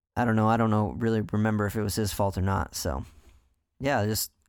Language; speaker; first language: English; native; English